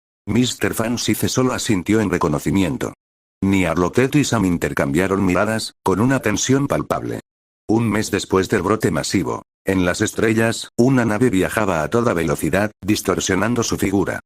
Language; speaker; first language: Spanish; native; Spanish